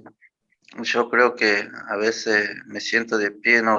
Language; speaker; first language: Spanish; native; Spanish